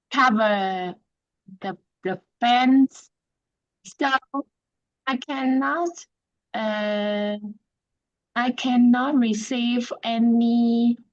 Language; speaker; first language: English; non-native, learner; Vietnamese